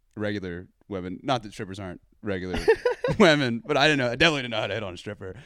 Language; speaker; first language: English; native; English